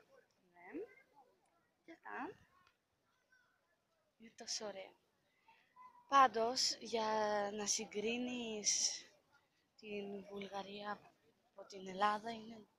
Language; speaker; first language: Greek; early bilingual, other home language; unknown